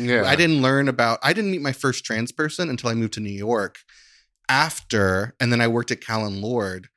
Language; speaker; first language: English; native; English